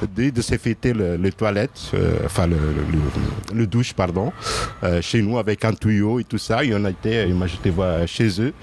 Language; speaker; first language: French; non-native, fluent; Portuguese